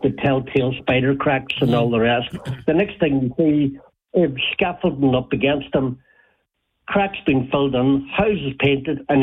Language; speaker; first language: English; native; English